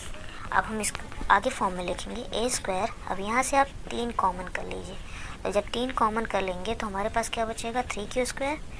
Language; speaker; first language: Hindi; native; Hindi